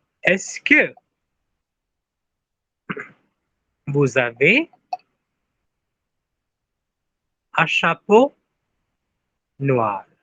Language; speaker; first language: French; non-native, fluent; Hindi